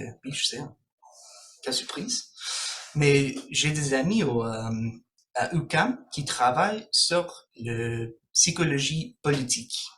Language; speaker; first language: French; non-native, fluent; English